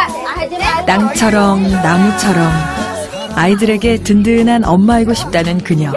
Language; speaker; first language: Korean; native; Korean